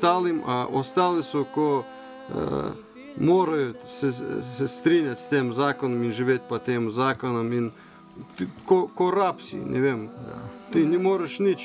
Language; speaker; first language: Slovenian; non-native, learner; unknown